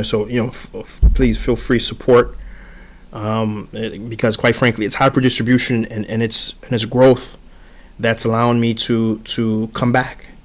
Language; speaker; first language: English; early bilingual, other home language; Haitian Creole